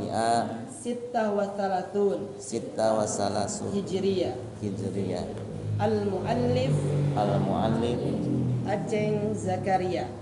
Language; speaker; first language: Arabic; non-native, fluent; Indonesian